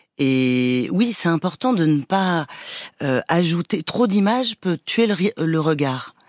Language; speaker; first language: French; native; French